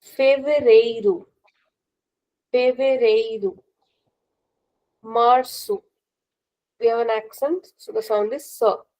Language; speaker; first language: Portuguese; non-native, fluent; Hindi